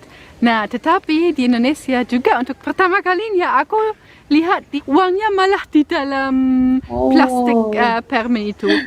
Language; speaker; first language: Indonesian; non-native, fluent; German